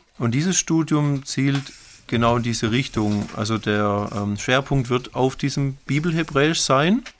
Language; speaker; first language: German; native; German